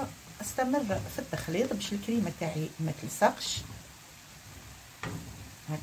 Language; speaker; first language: Arabic; native; Arabic